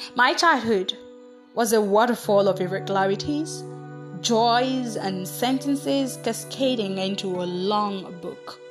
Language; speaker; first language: English; non-native, local second language; Igbo